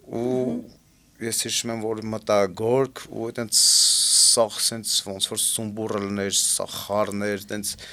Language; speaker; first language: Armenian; early bilingual, heritage; Armenian